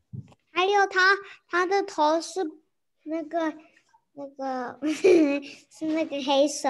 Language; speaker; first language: Chinese; early bilingual, heritage; English